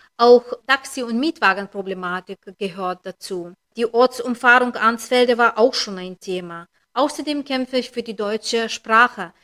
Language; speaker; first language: German; non-native, fluent; Lithuanian